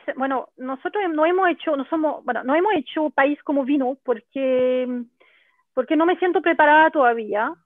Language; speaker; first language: Spanish; non-native, fluent; French